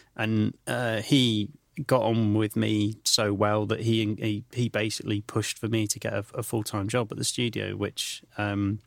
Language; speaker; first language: English; native; English